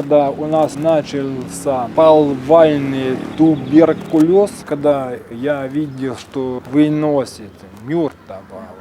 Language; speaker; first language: Ukrainian; non-native, local second language; Russian